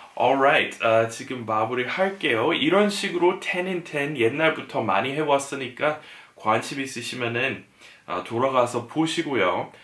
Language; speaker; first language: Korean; non-native, fluent; English